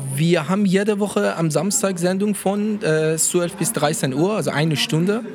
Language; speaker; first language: German; non-native, learner; Persian